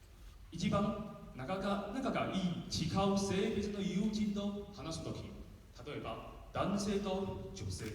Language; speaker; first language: Japanese; non-native, learner; Min Nan Chinese